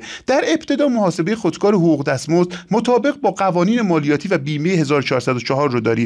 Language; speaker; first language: Persian; native; Persian